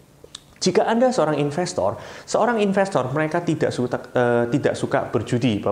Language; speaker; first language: Indonesian; native; Indonesian